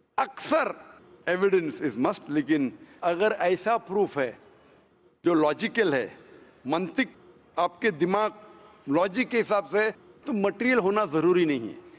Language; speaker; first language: Hindi; non-native, local second language; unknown